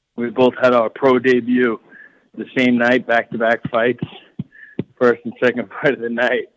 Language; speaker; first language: English; native; English